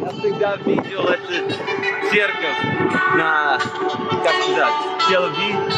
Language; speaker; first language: Russian; non-native, learner; English